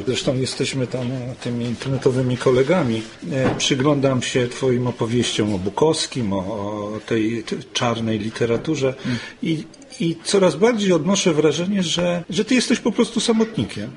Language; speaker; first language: Polish; native; Polish